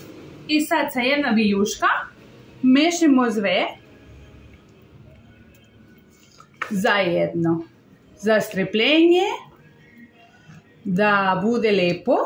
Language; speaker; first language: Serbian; non-native, learner; Spanish